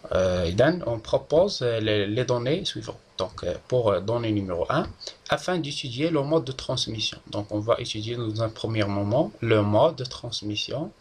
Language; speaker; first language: French; non-native, local second language; Arabic